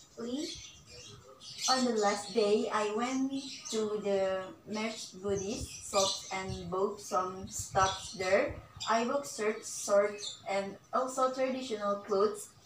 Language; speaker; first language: English; non-native, learner; Indonesian